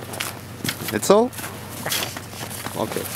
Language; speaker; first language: English; non-native, learner; Russian